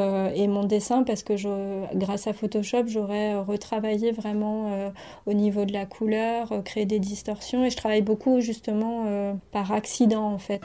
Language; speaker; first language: French; native; French